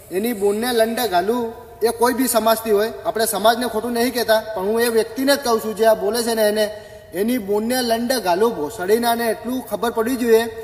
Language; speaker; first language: Gujarati; non-native, local second language; Bhili